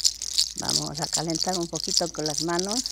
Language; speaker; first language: Spanish; native; Spanish